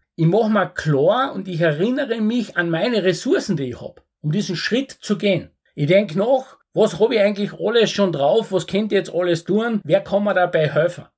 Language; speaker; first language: German; native; German